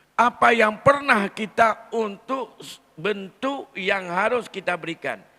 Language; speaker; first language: Malay; non-native, local second language; Achinese